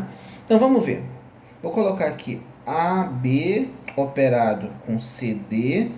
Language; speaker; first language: Portuguese; native; Portuguese